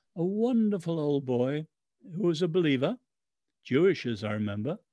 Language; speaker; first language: English; early bilingual, other home language; Chinese